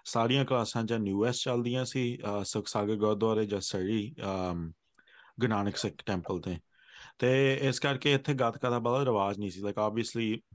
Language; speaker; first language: Punjabi; early bilingual, heritage; Punjabi